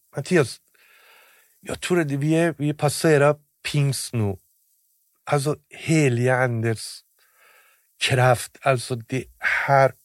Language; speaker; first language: Swedish; non-native, fluent; Persian